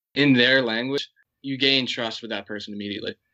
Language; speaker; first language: English; native; English